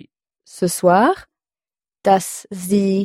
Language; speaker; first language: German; non-native, fluent; French